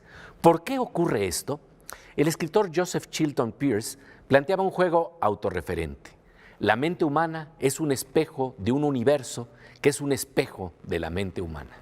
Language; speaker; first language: Spanish; native; Spanish